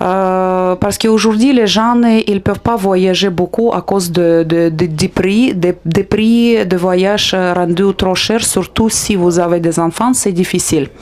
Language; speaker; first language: French; non-native, fluent; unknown